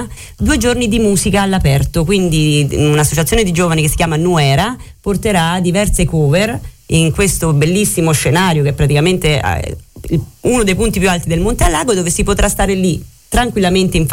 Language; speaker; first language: Italian; native; Italian